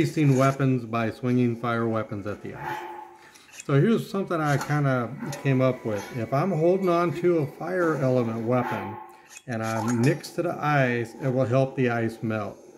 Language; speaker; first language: English; native; English